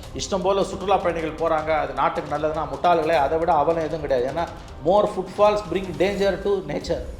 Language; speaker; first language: Tamil; native; Tamil